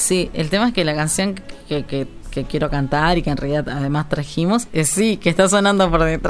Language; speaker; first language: Spanish; native; Spanish